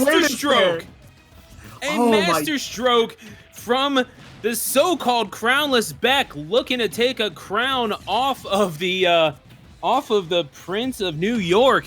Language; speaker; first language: English; native; English